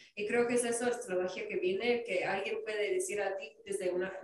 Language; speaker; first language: Spanish; non-native, fluent; English